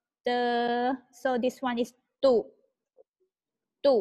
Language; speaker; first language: English; non-native, fluent; Thai